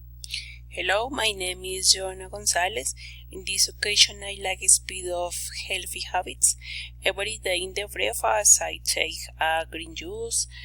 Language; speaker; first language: English; non-native, learner; Spanish